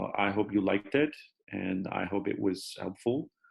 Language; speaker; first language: English; non-native, fluent; Turkish